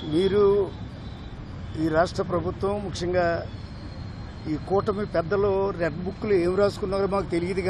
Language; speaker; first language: Telugu; native; Telugu